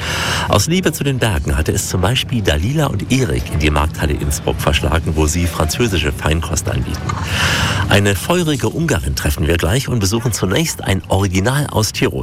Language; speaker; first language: German; native; German